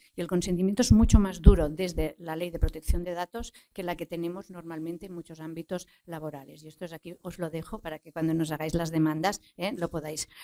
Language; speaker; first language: Spanish; non-native, local second language; Catalan